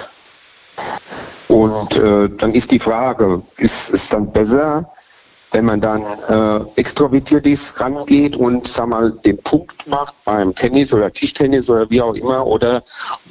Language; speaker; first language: German; native; German